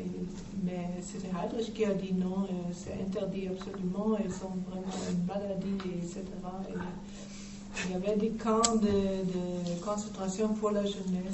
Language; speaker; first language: French; non-native, fluent; German